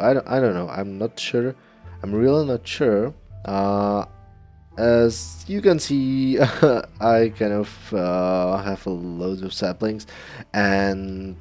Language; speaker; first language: English; non-native, fluent; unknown